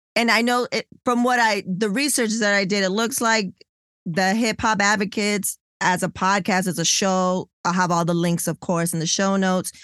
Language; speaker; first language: English; native; English